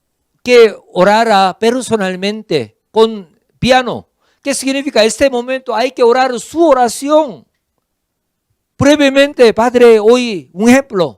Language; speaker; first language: Spanish; non-native, fluent; Korean